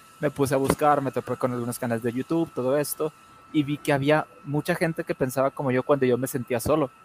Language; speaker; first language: Spanish; native; Spanish